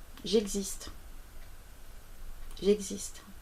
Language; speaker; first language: French; native; French